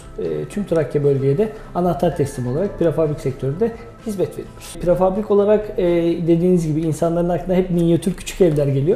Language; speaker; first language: Turkish; native; Turkish